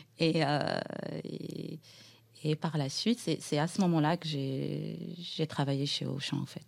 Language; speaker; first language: French; non-native, local second language; Arabic